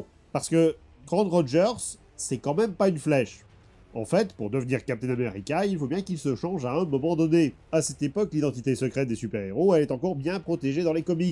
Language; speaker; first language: French; native; French